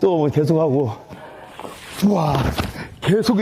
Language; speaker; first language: Korean; native; Korean